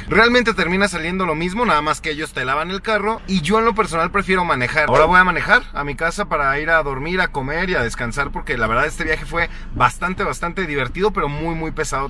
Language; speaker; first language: Spanish; native; Spanish